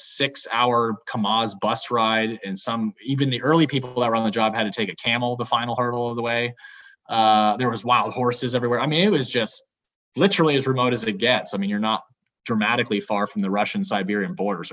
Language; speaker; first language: English; native; English